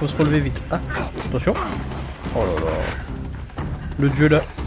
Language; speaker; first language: French; native; French